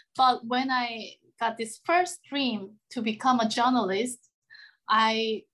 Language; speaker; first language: English; non-native, fluent; Korean